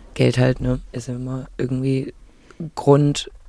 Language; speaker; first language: German; native; German